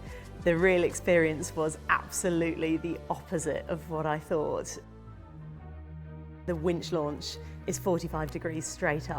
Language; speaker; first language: English; native; English